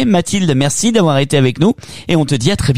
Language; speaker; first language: French; native; French